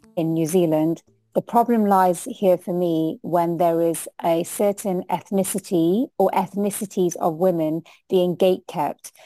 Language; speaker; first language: English; non-native, local second language; Hindi